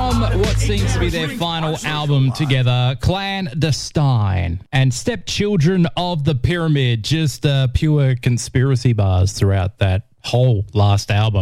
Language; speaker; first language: English; native; English